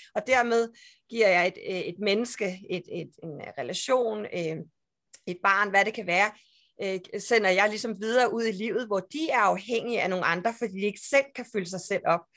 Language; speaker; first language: Danish; native; Danish